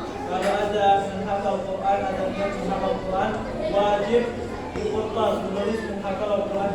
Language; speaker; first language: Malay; non-native, learner; Arabic